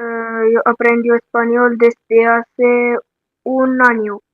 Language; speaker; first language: Spanish; non-native, learner; Arabic